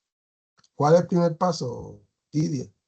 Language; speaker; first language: Spanish; native; Spanish